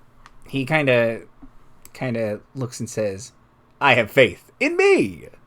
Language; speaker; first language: English; native; English